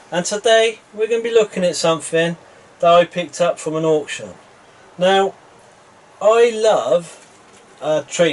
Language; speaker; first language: English; native; English